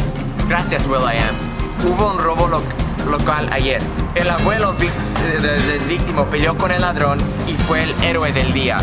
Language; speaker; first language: Spanish; non-native, learner; English